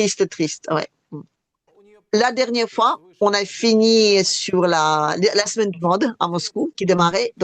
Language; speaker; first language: French; non-native, fluent; Russian